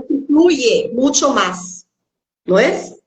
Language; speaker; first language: Spanish; non-native, fluent; Portuguese